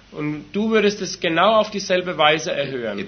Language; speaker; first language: German; native; German